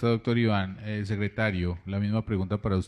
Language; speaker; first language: Spanish; native; Spanish